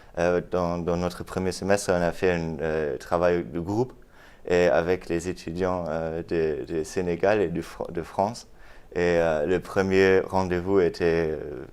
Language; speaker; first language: French; non-native, fluent; German